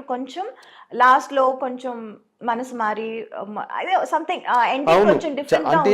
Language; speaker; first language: Telugu; non-native, local second language; Tamil